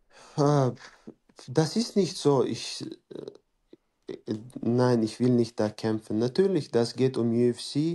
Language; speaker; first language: German; non-native, fluent; Chechen